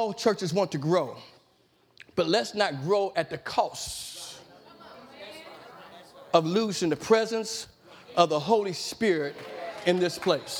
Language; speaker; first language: English; native; English